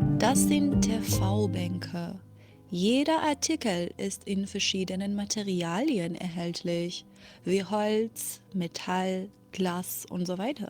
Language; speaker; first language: German; non-native, fluent; Persian